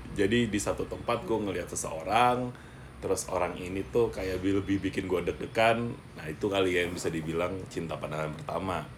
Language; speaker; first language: Indonesian; native; Indonesian